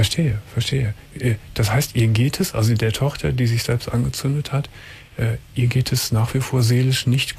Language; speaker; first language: German; native; German